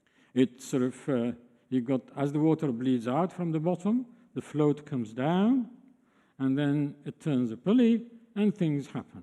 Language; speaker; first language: English; non-native, fluent; Arabic